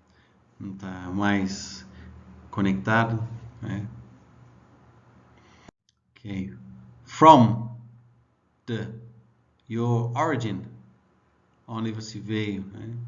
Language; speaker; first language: Portuguese; non-native, learner; English